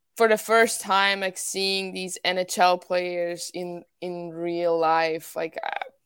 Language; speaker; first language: English; non-native, fluent; Swiss German